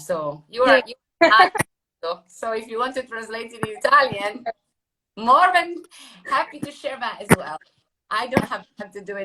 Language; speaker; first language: English; non-native, fluent; Italian